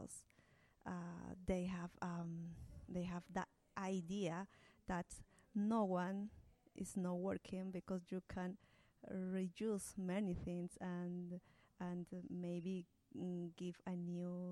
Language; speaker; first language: English; non-native, learner; Spanish